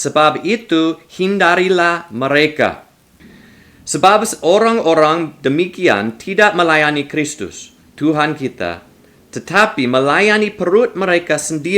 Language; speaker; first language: Indonesian; non-native, learner; English